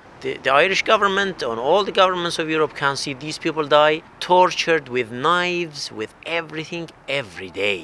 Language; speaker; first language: English; non-native, fluent; Arabic